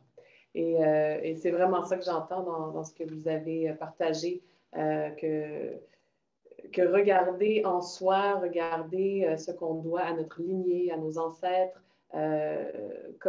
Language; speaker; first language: French; native; French